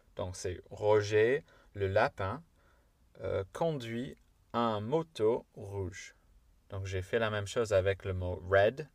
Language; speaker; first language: French; non-native, fluent; English